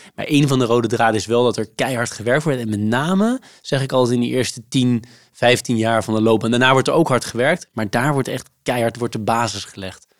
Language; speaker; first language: Dutch; native; Dutch